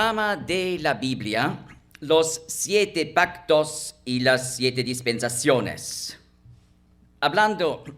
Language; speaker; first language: Spanish; non-native, fluent; German